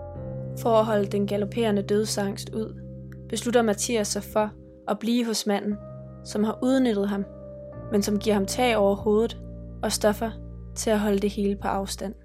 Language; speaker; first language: Danish; native; Danish